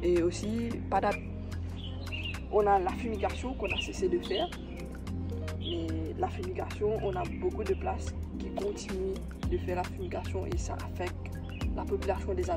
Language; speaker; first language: French; non-native, local second language; Morisyen